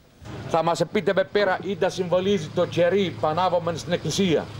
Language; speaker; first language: Greek; native; Greek